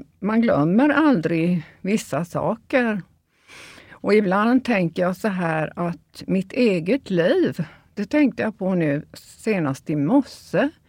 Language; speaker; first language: Swedish; early bilingual, other home language; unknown